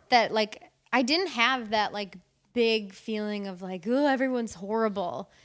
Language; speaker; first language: English; native; English